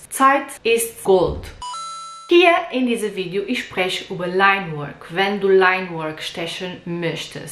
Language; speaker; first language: German; non-native, learner; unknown